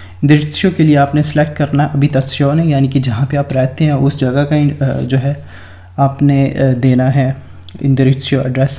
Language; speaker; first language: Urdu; non-native, local second language; Punjabi